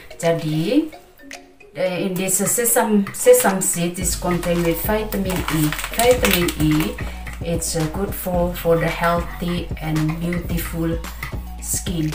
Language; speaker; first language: English; non-native, learner; Indonesian